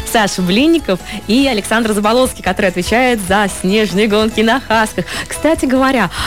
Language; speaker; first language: Russian; native; Russian